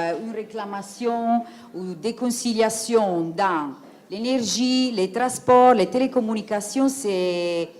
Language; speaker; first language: French; non-native, fluent; Italian